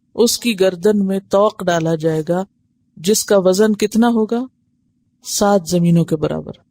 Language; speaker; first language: Urdu; native; Urdu